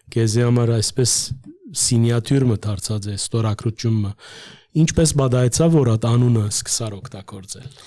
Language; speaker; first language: Armenian; early bilingual, heritage; Armenian